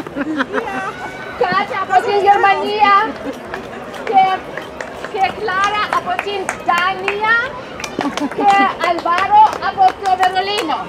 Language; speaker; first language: Greek; non-native, learner; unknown